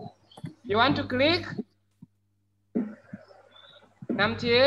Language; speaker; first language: English; non-native, fluent; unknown